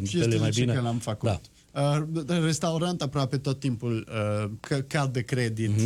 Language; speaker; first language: Romanian; non-native, learner; French